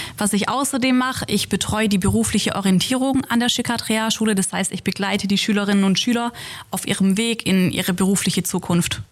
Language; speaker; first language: German; native; German